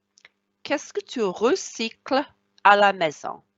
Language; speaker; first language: French; non-native, fluent; Welsh